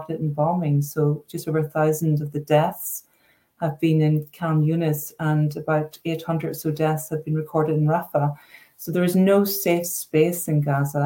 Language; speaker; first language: English; native; English